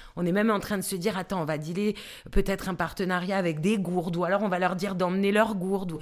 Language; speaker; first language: French; native; French